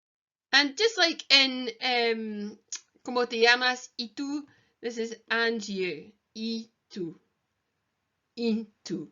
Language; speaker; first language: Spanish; non-native, learner; English